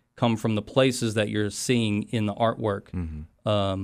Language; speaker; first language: English; native; English